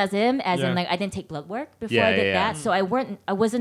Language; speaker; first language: English; non-native, local second language; Cantonese